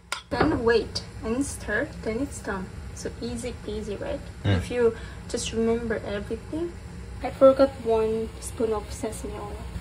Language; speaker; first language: English; non-native, fluent; Korean